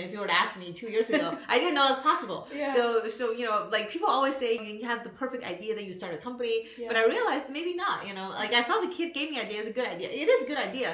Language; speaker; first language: English; non-native, fluent; Chinese